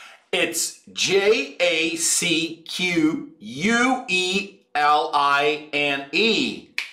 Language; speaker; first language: English; non-native, fluent; Portuguese